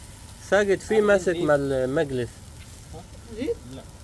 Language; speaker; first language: Arabic; native; Arabic